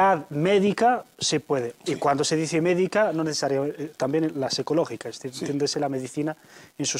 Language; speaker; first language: Spanish; native; Spanish